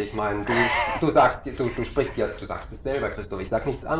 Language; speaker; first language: German; native; German